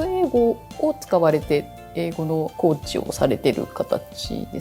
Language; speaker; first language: Japanese; native; Japanese